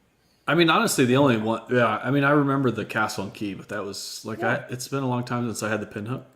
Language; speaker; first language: English; native; English